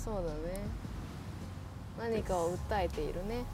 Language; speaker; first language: Japanese; non-native, learner; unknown